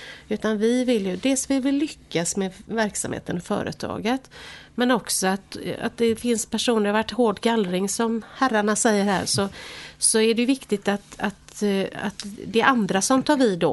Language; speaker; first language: Swedish; native; Swedish